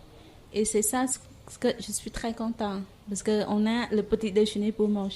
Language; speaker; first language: French; non-native, fluent; Khmer